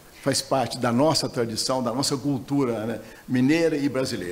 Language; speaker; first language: Portuguese; native; Portuguese